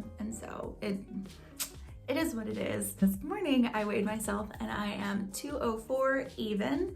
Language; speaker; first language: English; native; English